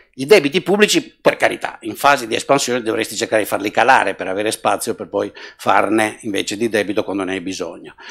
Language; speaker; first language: Italian; non-native, local second language; Venetian